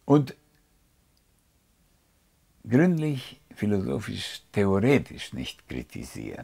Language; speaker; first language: German; non-native, fluent; Hungarian